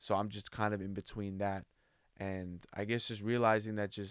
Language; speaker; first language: English; native; English